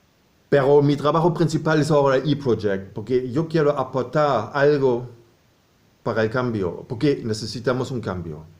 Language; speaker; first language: Spanish; non-native, fluent; German